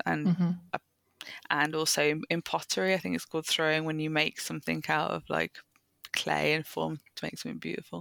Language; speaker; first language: English; native; English